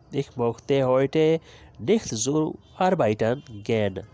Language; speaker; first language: German; non-native, learner; Urdu